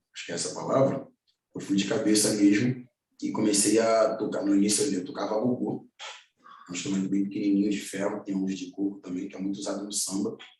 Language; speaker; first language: Portuguese; native; Portuguese